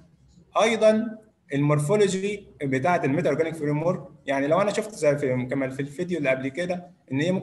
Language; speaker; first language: Arabic; native; Arabic